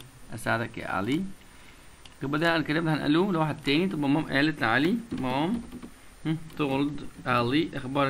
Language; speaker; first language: Arabic; native; Arabic